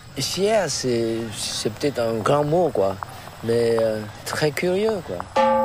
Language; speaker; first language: French; non-native, fluent; Vietnamese